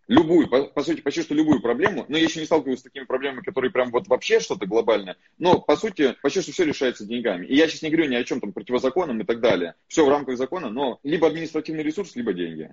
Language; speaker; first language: Russian; native; Russian